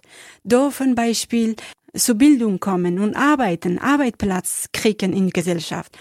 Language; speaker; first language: German; non-native, learner; Persian